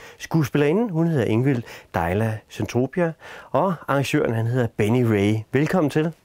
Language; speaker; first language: Danish; native; Danish